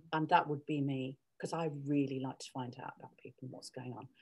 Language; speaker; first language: English; native; English